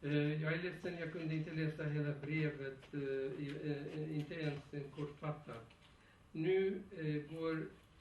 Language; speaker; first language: Swedish; non-native, fluent; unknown